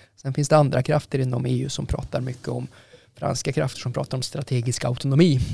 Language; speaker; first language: Swedish; native; Swedish